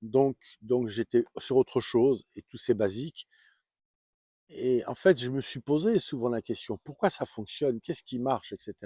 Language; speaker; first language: French; native; French